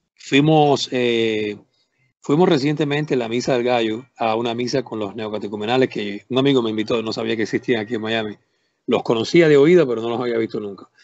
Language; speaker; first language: Spanish; native; Spanish